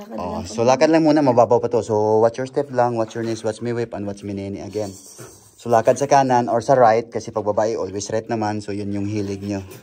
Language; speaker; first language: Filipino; non-native, local second language; Cebuano